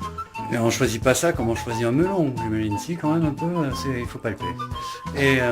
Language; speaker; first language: French; native; French